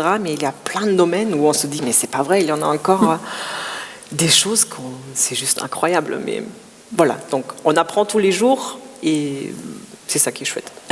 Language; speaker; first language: French; non-native, fluent; German